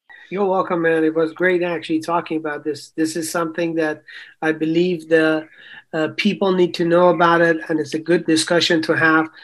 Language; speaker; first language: English; non-native, fluent; Persian